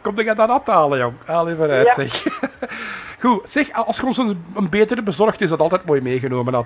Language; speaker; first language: Dutch; native; Dutch